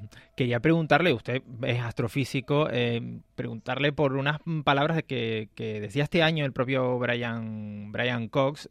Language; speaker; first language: Spanish; native; Spanish